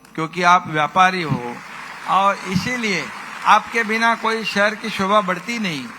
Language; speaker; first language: Hindi; non-native, local second language; Marathi